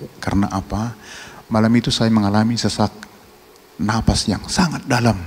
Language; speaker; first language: Indonesian; non-native, local second language; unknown